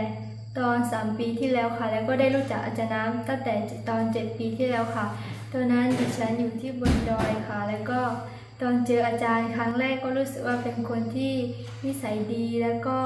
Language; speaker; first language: Thai; non-native, local second language; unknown